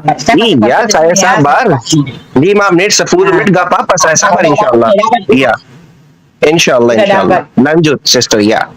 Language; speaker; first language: Indonesian; non-native, learner; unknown